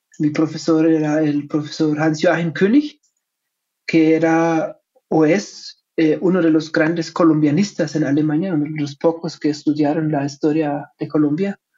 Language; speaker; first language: Spanish; non-native, fluent; German